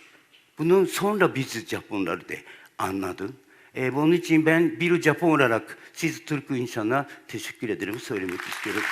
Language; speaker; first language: Turkish; non-native, learner; Japanese